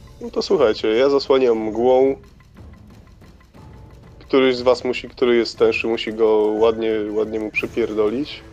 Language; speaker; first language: Polish; native; Polish